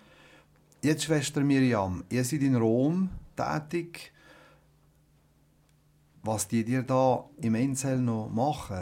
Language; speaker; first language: German; native; German